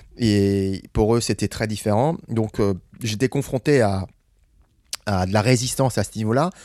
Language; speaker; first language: French; non-native, fluent; English